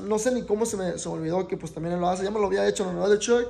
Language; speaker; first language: Spanish; early bilingual, heritage; Spanish